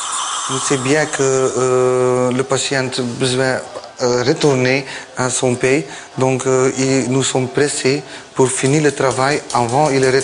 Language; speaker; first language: French; non-native, learner; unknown